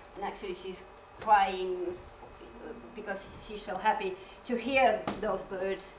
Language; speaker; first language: English; non-native, fluent; Finnish